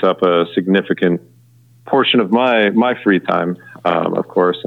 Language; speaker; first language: English; native; English